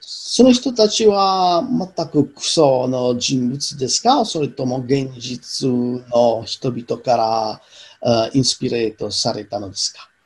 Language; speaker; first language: Japanese; non-native, fluent; Italian